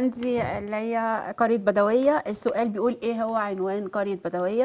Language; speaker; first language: Arabic; native; Arabic